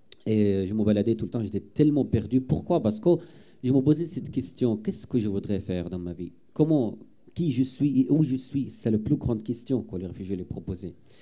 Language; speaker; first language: French; non-native, fluent; Arabic